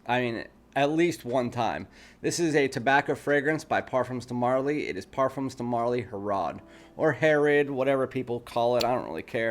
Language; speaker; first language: English; native; English